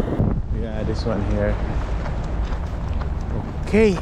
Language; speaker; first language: English; non-native, local second language; Filipino